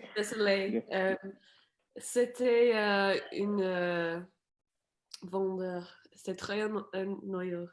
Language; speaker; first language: French; non-native, fluent; English